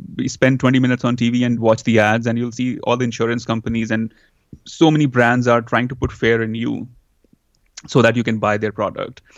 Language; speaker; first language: English; non-native, local second language; Hindi